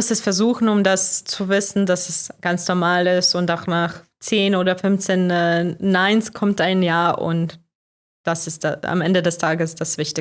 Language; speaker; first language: German; non-native, fluent; Croatian